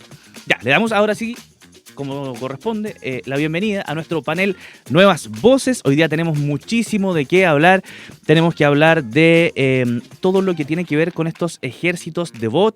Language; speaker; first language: Spanish; native; Spanish